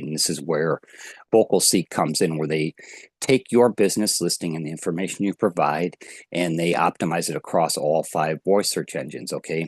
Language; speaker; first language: English; native; English